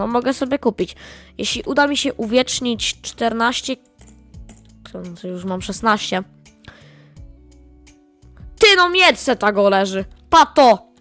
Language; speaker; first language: Polish; native; Polish